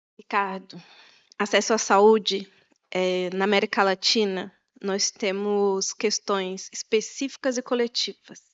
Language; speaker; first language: Portuguese; native; Portuguese